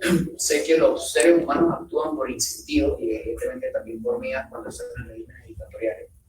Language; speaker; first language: Spanish; native; Spanish